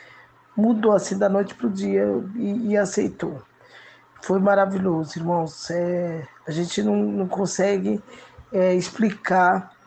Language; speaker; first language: Portuguese; native; Portuguese